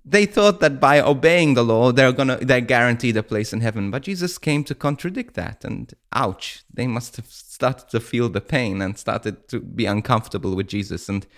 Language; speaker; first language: English; non-native, fluent; Maltese